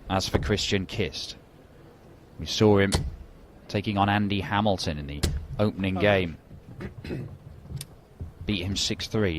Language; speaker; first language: English; native; English